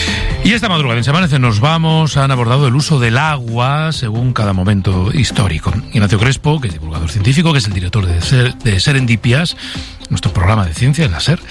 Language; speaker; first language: Spanish; native; Spanish